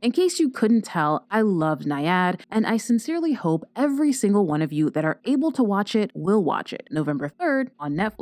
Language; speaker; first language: English; native; English